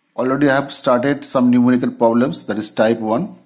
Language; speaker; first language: English; non-native, local second language; Bangla